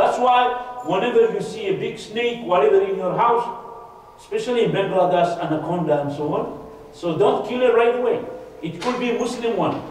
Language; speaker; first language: English; non-native, fluent; Arabic